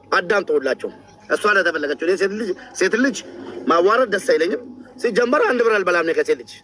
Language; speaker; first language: Amharic; non-native, local second language; Oromo